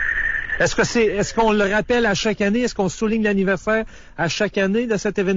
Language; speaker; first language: French; native; French